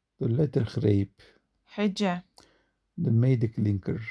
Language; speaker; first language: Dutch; non-native, learner; Turkish